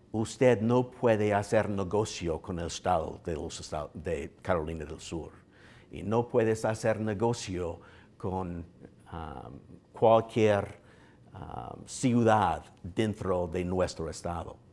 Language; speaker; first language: Spanish; non-native, learner; English